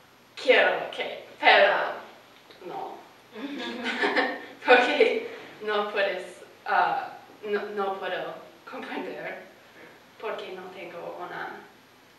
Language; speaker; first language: Spanish; non-native, learner; English